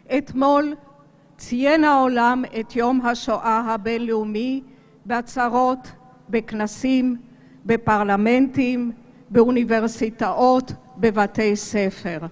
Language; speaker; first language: Hebrew; early bilingual, other home language; Romanian